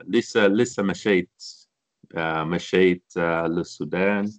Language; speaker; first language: Arabic; non-native, learner; English